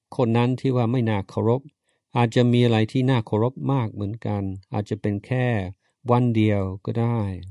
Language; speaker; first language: Thai; non-native, fluent; English